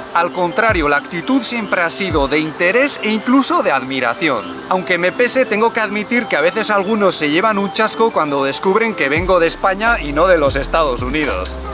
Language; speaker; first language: Spanish; native; Spanish